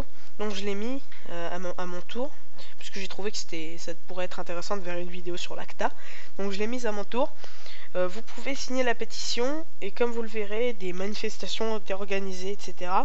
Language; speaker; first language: French; native; French